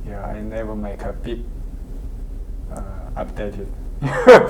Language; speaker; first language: English; non-native, learner; Chinese